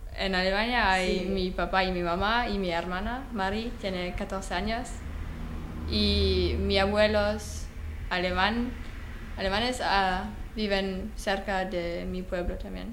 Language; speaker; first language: Spanish; non-native, learner; German